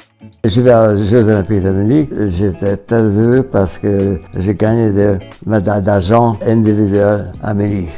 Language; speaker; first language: French; non-native, fluent; Hungarian